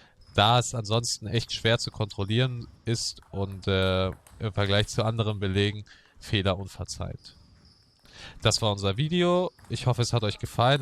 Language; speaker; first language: German; native; German